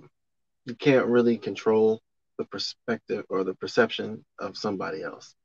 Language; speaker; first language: English; native; English